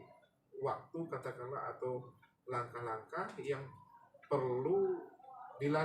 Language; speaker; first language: Indonesian; native; Indonesian